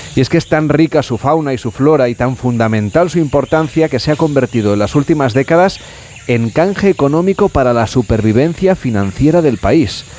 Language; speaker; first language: Spanish; native; Spanish